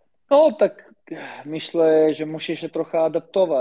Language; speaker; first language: Polish; non-native, learner; Slovak